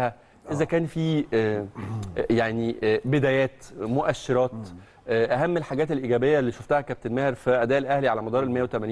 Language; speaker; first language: Arabic; native; Arabic